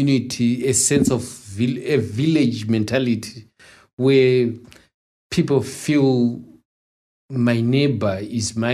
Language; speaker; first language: English; non-native, local second language; Shona